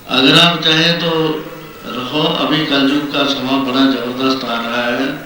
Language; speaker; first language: Hindi; non-native, local second language; Punjabi